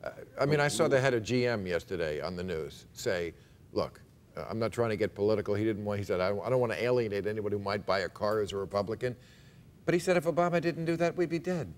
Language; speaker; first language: English; native; English